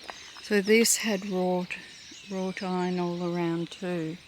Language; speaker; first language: English; native; English